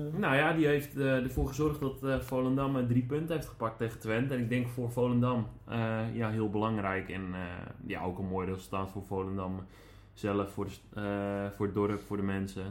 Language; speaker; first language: Dutch; native; Dutch